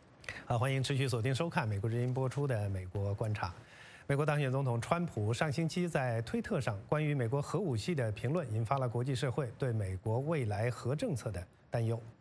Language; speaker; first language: Chinese; native; Chinese